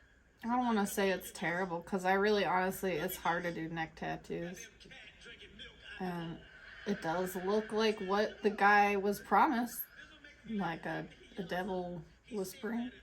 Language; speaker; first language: English; native; English